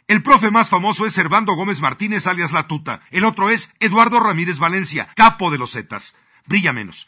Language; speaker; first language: Spanish; native; Spanish